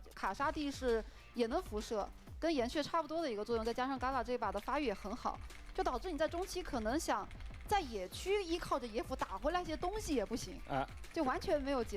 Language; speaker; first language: Chinese; native; Chinese